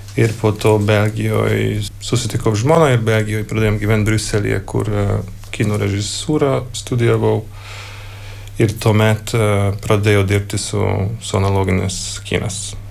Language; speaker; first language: Lithuanian; non-native, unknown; Hungarian